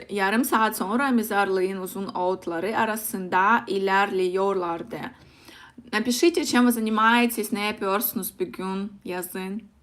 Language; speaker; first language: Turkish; non-native, learner; Russian